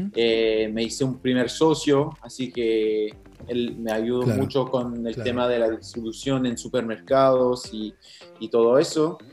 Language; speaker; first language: Spanish; non-native, fluent; English